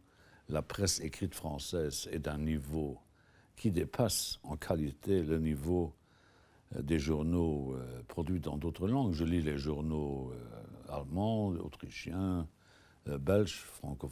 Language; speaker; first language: French; non-native, local second language; Luxembourgish